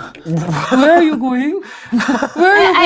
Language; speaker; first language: English; non-native, learner; Korean